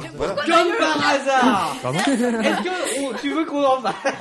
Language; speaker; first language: French; native; French